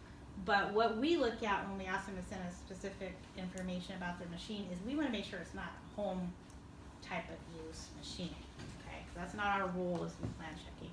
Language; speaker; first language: English; native; English